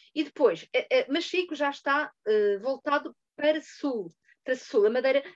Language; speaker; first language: Portuguese; native; Portuguese